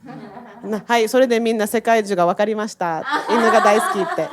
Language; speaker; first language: Japanese; native; Japanese